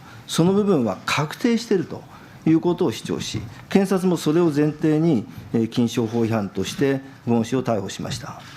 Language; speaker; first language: Japanese; native; Japanese